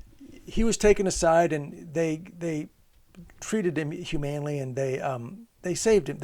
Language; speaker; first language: English; native; English